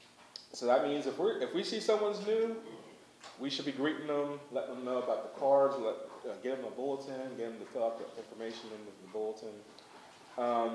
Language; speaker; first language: English; native; English